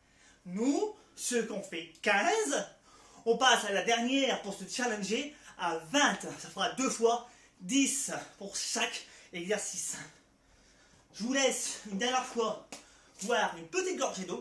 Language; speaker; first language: French; native; French